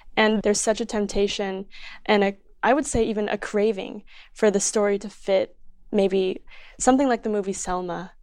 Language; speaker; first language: English; early bilingual, other home language; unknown